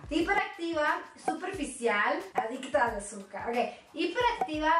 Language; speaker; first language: Spanish; non-native, fluent; Swedish